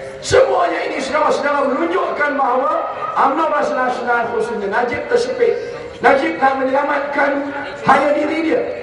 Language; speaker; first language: Malay; native; Malay